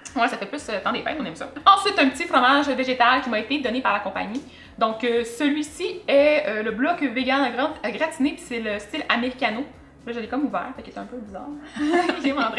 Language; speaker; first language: French; native; French